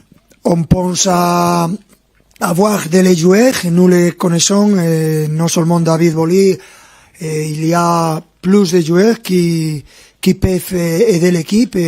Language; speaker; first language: French; non-native, fluent; Spanish